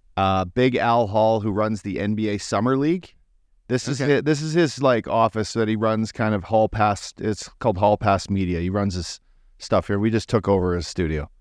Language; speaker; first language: English; native; English